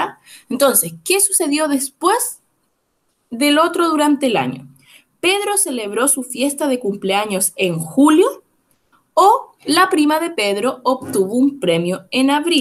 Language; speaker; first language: Spanish; native; Spanish